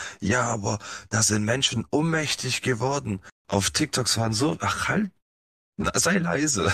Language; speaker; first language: German; early bilingual, other home language; Polish